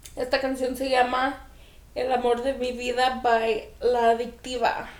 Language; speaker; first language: Spanish; early bilingual, other home language; English